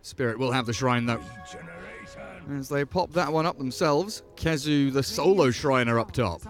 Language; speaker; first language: English; native; English